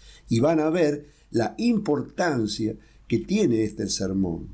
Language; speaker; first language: Spanish; native; Spanish